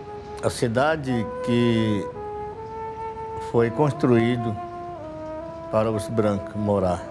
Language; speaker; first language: Portuguese; non-native, local second language; Yanomámi